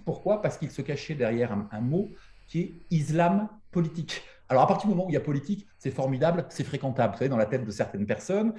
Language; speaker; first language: French; native; French